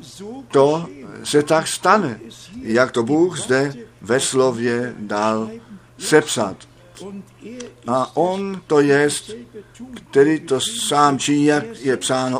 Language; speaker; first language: Czech; non-native, fluent; German